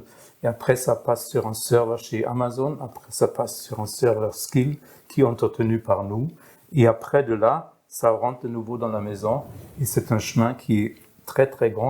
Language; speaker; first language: French; non-native, fluent; German